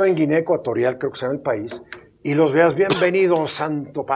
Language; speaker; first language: Spanish; native; Spanish